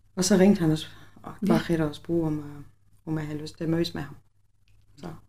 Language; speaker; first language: Danish; native; Danish